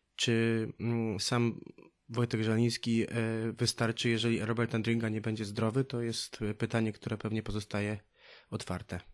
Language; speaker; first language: Polish; native; Polish